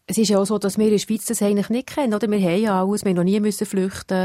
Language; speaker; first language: German; native; German